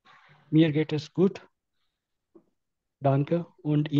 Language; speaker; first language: German; non-native, learner; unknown